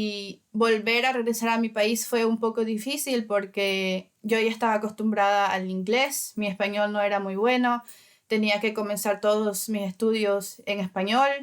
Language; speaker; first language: Spanish; early bilingual, heritage; Spanish